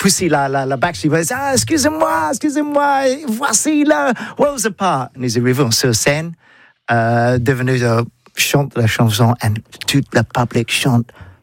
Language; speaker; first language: French; non-native, learner; English